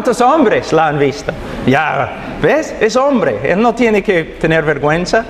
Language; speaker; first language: Spanish; non-native, fluent; English